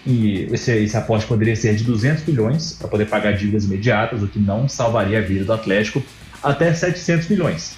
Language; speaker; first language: Portuguese; native; Portuguese